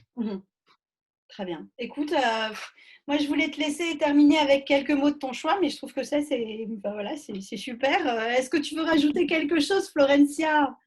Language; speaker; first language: French; native; French